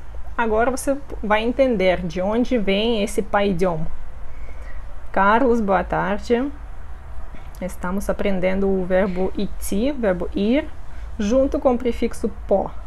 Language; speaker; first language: Portuguese; non-native, fluent; Russian